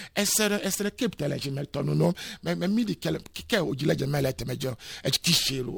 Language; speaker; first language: Hungarian; non-native, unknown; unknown